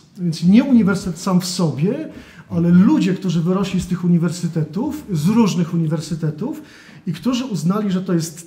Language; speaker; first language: Polish; native; Polish